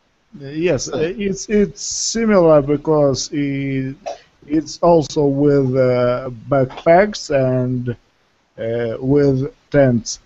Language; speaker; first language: English; non-native, fluent; Russian